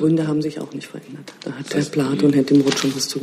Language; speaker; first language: German; native; German